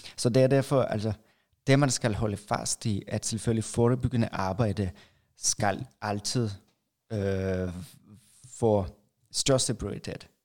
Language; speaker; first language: Danish; non-native, fluent; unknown